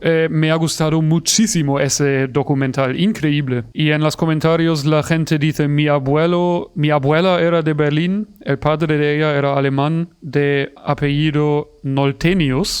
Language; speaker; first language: Spanish; non-native, fluent; German